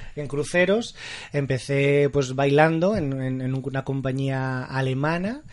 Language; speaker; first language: Spanish; native; Spanish